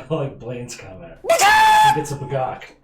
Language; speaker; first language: English; native; English